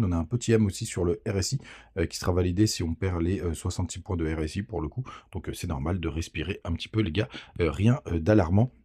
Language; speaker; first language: French; native; French